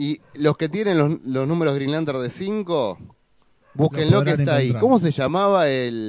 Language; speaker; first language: Spanish; native; Spanish